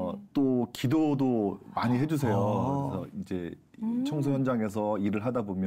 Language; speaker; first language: Korean; native; Korean